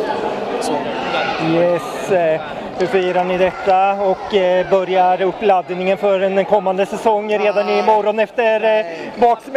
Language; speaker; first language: Swedish; native; Swedish